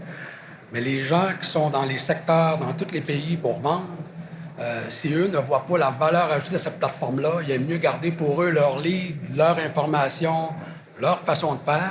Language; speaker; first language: French; native; French